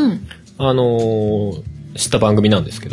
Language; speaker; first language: Japanese; native; Japanese